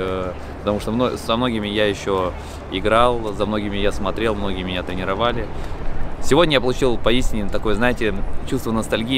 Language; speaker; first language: Russian; native; Russian